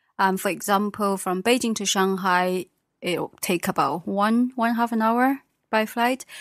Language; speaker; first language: English; non-native, fluent; Chinese